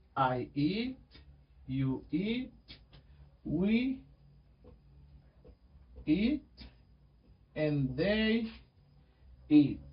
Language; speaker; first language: English; non-native, fluent; Spanish